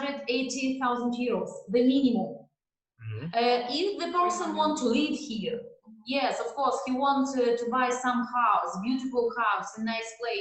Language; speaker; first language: English; non-native, learner; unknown